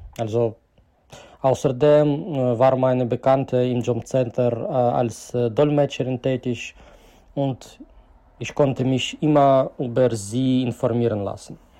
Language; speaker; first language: German; non-native, fluent; Ukrainian